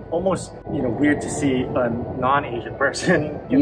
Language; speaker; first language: English; native; English